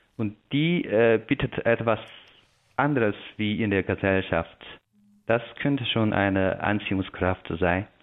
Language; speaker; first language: German; non-native, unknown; Chinese